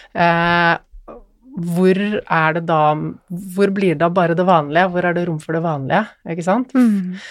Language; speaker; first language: Norwegian; native; Norwegian